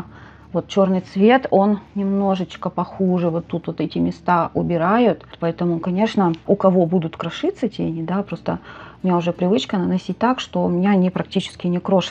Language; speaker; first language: Russian; native; Russian